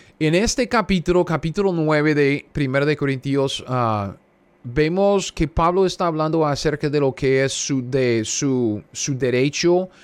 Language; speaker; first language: Spanish; non-native, fluent; English